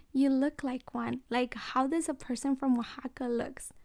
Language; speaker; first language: English; early bilingual, other home language; Mixtepec Mixtec